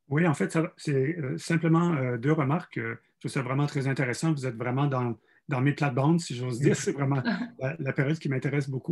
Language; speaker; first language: French; native; French